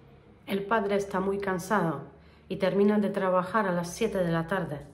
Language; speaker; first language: Spanish; non-native, fluent; Polish